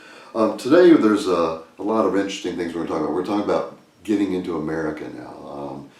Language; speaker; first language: English; native; English